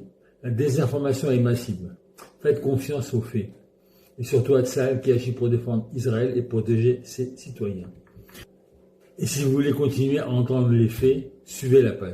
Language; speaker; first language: French; native; French